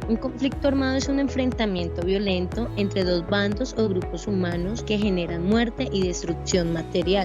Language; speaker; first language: Spanish; native; Spanish